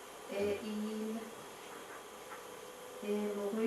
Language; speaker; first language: French; non-native, learner; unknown